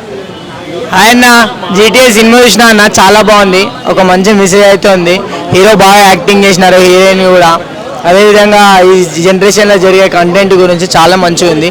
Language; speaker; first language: Telugu; native; Telugu